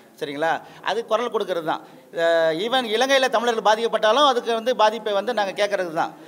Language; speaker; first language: Tamil; native; Tamil